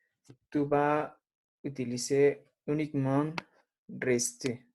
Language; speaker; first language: French; non-native, learner; Spanish